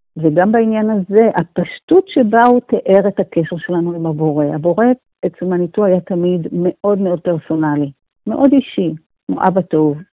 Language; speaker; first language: Hebrew; native; Hebrew